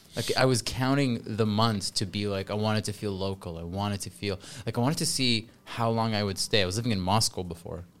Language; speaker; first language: English; early bilingual, other home language; Russian